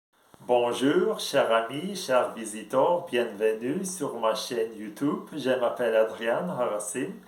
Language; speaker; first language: French; non-native, learner; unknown